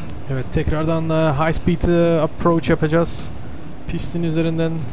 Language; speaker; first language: Turkish; early bilingual, heritage; Turkish